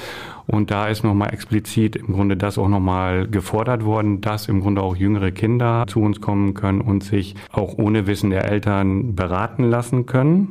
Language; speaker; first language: German; native; German